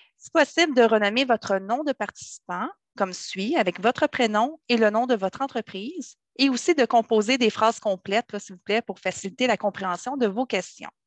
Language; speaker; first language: French; native; French